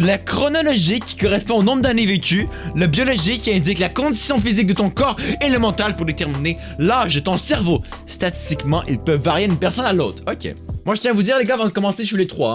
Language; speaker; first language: French; native; French